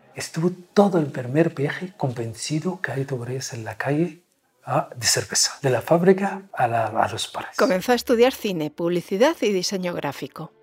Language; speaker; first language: Spanish; non-native, fluent; Arabic